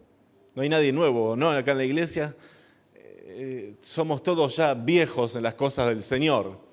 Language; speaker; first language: Spanish; native; Spanish